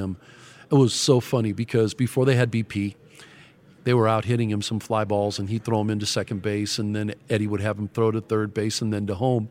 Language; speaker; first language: English; native; English